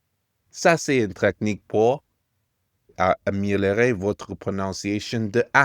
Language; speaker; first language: French; non-native, fluent; English